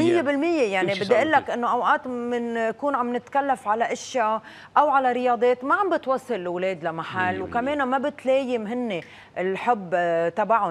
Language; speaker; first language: Arabic; native; Arabic